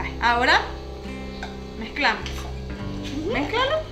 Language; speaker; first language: Spanish; native; Spanish